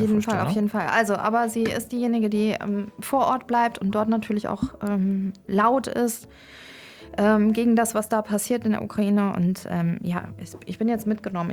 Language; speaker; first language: German; native; German